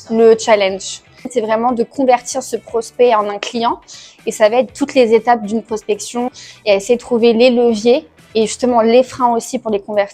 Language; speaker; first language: French; native; French